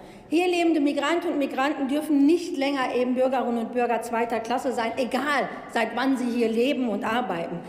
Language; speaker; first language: German; early bilingual, other home language; Turkish